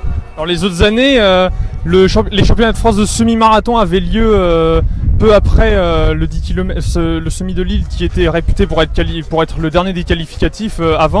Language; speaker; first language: French; native; French